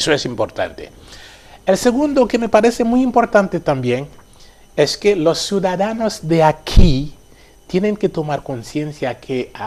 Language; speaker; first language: Spanish; non-native, fluent; Haitian Creole